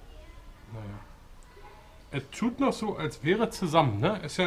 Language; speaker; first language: German; native; German